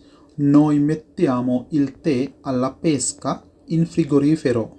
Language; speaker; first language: Italian; non-native, fluent; Sinhala